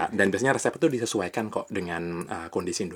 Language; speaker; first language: Indonesian; native; Indonesian